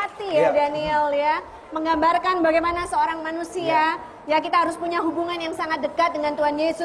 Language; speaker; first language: Indonesian; native; Indonesian